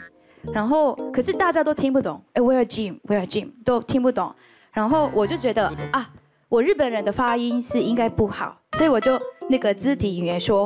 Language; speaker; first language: Chinese; non-native, fluent; Japanese